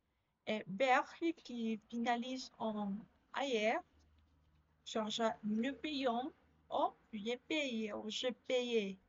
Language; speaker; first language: French; non-native, learner; Spanish